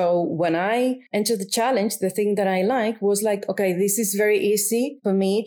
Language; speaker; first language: English; non-native, fluent; Spanish